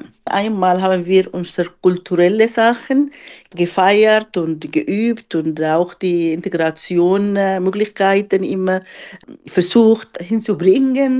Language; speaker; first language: German; non-native, fluent; Arabic